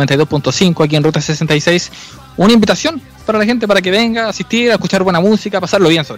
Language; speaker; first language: Spanish; native; Spanish